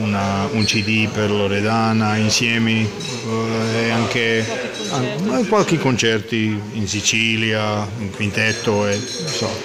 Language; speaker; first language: Italian; non-native, learner; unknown